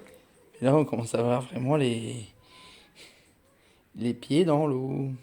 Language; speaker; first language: French; native; French